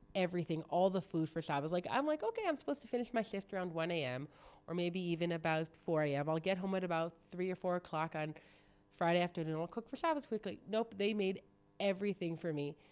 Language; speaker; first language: English; native; English